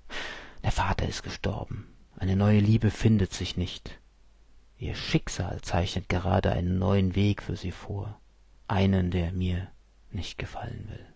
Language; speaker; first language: German; native; German